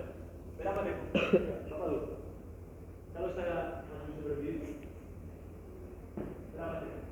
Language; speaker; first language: Indonesian; non-native, learner; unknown